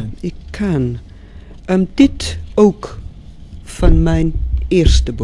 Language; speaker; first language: Dutch; non-native, learner; English